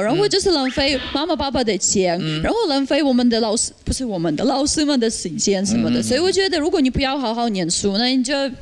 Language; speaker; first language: Chinese; non-native, fluent; Russian